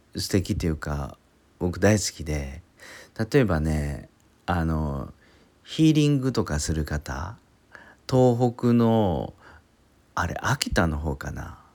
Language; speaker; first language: Japanese; native; Japanese